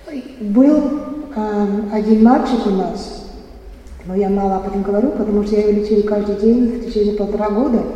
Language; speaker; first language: Russian; non-native, fluent; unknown